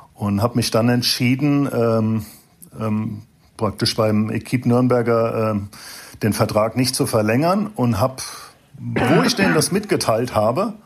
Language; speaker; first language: German; native; German